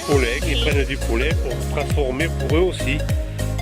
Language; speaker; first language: French; native; French